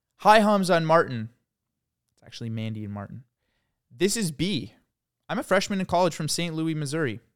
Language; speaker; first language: English; early bilingual, other home language; Croatian